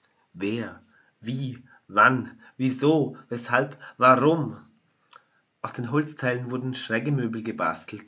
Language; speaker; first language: German; native; German